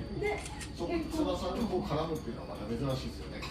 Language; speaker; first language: Japanese; native; Japanese